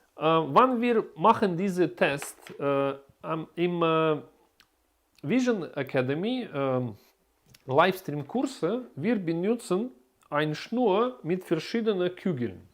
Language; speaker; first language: German; non-native, learner; Russian